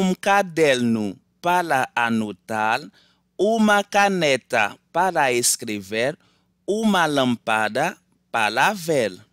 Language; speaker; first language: Portuguese; non-native, learner; Haitian Creole